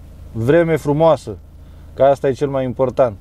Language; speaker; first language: Romanian; native; Romanian